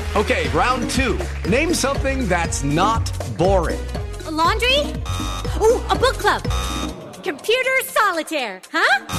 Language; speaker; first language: Spanish; native; Spanish